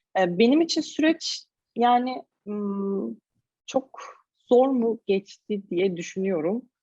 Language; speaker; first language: Turkish; native; Turkish